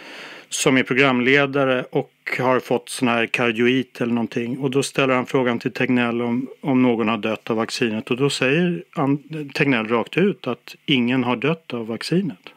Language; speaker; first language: Swedish; native; Swedish